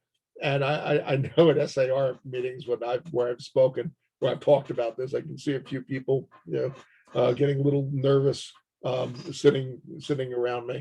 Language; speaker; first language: English; native; English